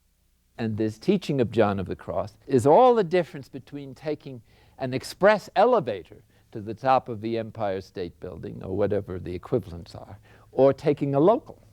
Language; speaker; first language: English; native; English